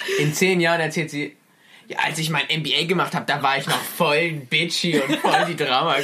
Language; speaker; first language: German; early bilingual, other home language; Persian